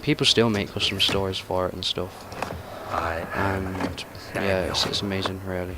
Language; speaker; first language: English; native; English